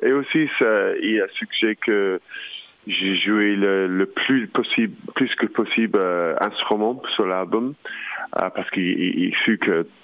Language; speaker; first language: French; non-native, learner; English